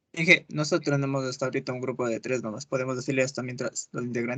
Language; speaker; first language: Spanish; native; Spanish